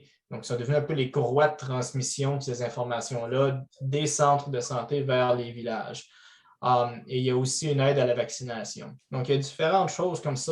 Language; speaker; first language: French; native; French